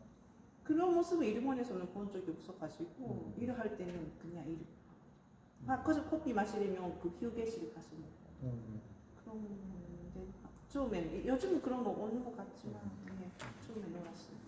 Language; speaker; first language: Korean; non-native, fluent; Japanese